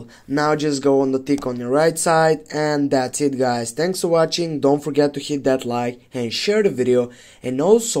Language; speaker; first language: English; non-native, fluent; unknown